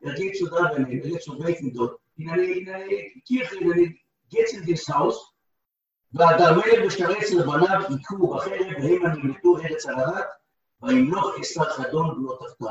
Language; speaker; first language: German; non-native, learner; Hebrew